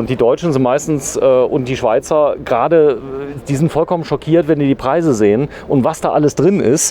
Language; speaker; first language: German; native; German